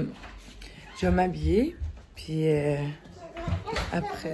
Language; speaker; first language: French; native; French